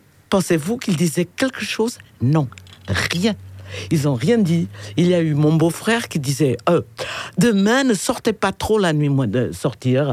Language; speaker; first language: French; non-native, fluent; Portuguese